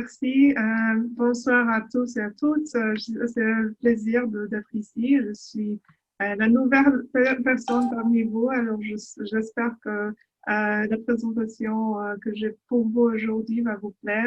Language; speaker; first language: French; non-native, fluent; Polish